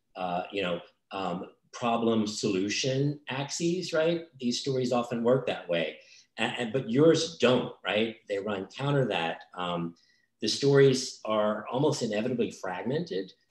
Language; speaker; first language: English; native; English